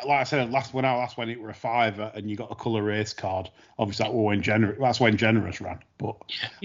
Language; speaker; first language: English; native; English